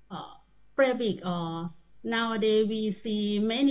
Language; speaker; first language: English; non-native, learner; Thai